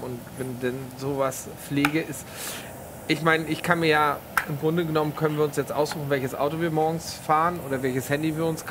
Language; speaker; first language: German; native; German